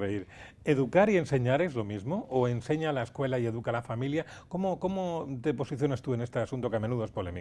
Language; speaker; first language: Spanish; native; Spanish